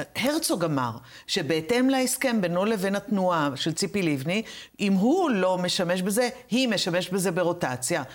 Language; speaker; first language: Hebrew; native; Hebrew